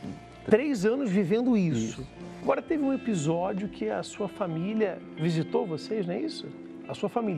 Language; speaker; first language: Portuguese; native; Portuguese